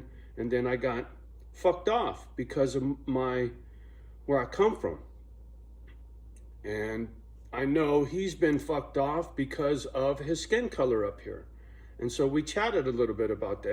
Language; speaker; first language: English; native; English